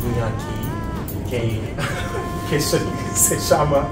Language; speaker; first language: Portuguese; non-native, learner; English